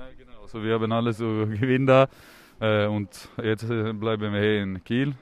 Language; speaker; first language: German; non-native, learner; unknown